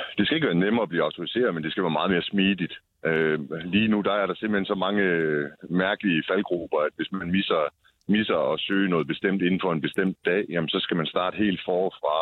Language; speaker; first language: Danish; native; Danish